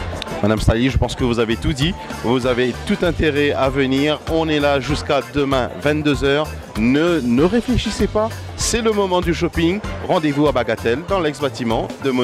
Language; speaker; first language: French; non-native, local second language; Morisyen